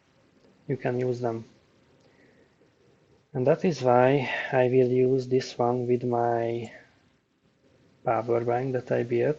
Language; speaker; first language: English; non-native, fluent; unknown